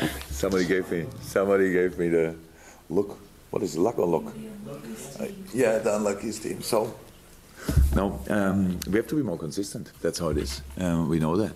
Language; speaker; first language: English; non-native, fluent; German